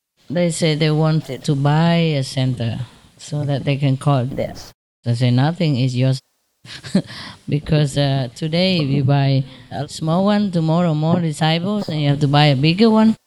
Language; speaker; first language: English; non-native, fluent; Vietnamese